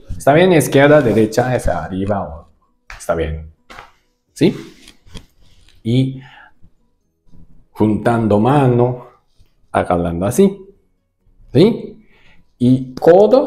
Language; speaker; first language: Spanish; non-native, learner; Japanese